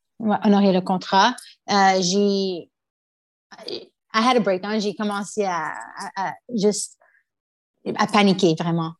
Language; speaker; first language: French; non-native, local second language; English